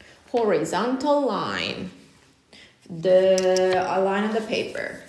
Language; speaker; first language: English; non-native, fluent; Korean